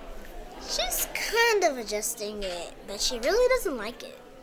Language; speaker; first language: English; native; English